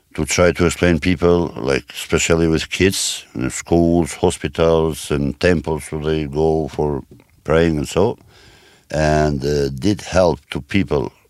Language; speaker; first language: English; non-native, learner; Albanian